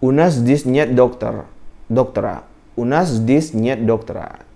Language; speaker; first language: Russian; non-native, learner; Indonesian